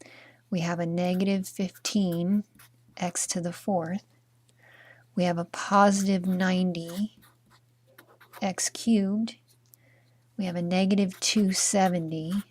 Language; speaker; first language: English; native; English